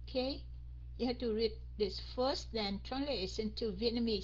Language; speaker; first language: English; non-native, fluent; Vietnamese